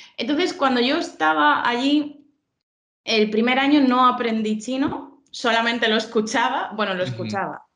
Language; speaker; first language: Spanish; native; Spanish